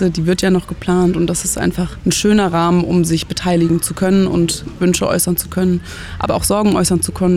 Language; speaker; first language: German; native; German